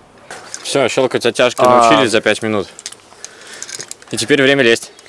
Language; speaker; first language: Russian; native; Russian